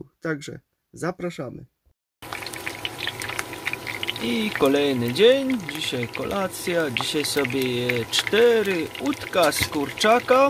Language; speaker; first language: Polish; native; Polish